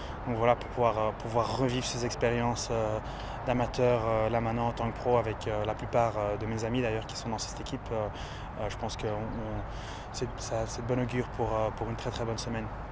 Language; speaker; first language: French; native; French